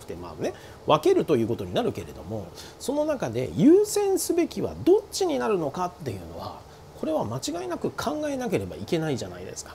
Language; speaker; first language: Japanese; native; Japanese